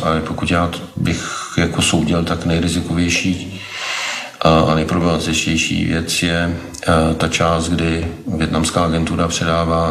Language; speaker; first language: Czech; native; Czech